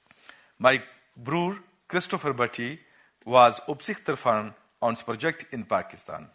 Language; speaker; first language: Dutch; non-native, learner; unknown